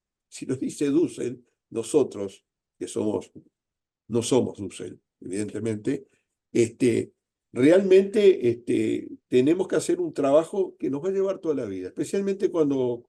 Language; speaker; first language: Spanish; native; Spanish